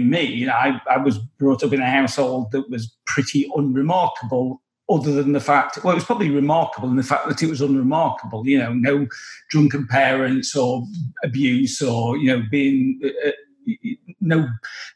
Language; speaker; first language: English; native; English